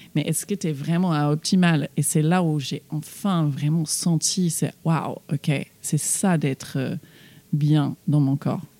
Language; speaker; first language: French; non-native, fluent; English